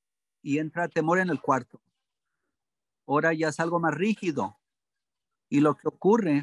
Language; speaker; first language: Spanish; early bilingual, heritage; English